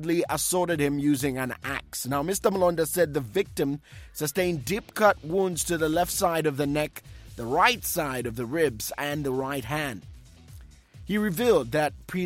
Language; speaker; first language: English; non-native, local second language; Bemba